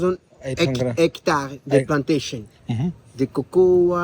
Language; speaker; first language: English; non-native, learner; Portuguese